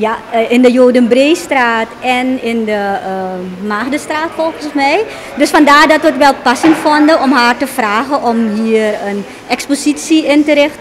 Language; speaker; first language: Dutch; native; Dutch